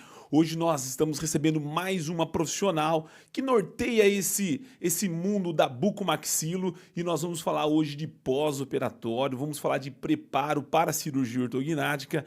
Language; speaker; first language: Portuguese; native; Portuguese